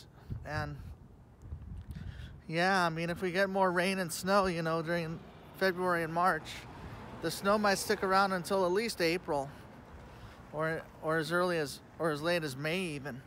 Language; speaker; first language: English; native; English